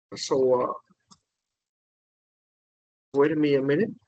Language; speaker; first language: English; non-native, learner; Vietnamese